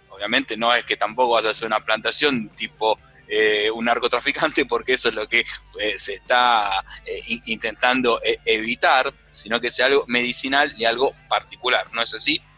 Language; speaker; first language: Spanish; native; Spanish